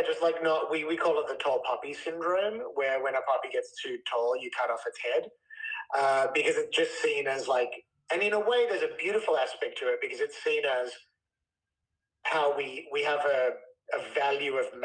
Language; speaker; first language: English; native; English